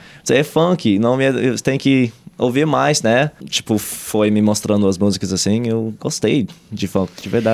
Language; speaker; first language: Portuguese; non-native, fluent; English